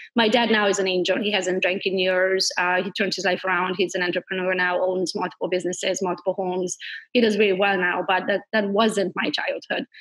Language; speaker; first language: English; non-native, fluent; Hungarian